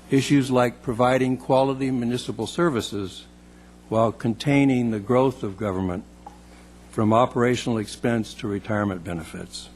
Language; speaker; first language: English; native; English